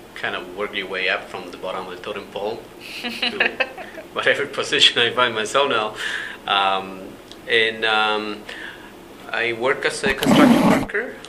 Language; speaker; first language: English; non-native, fluent; Spanish